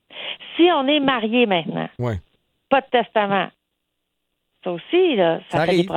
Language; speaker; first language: French; native; French